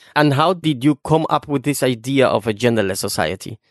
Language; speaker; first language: English; non-native, fluent; Spanish